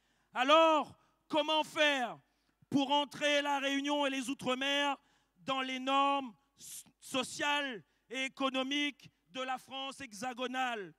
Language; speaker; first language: French; native; French